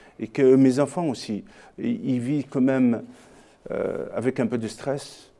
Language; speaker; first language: French; non-native, local second language; Arabic